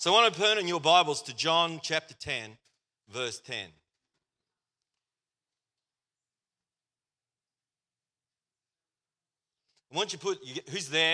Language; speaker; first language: English; native; English